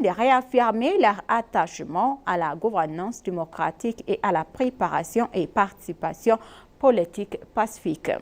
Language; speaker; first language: French; non-native, fluent; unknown